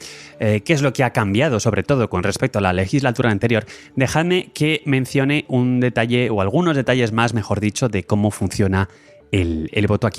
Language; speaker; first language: Spanish; native; Spanish